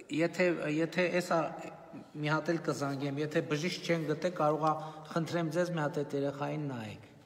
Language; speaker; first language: Armenian; native; Armenian